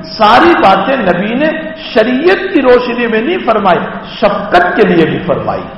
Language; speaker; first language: Urdu; non-native, local second language; Gujarati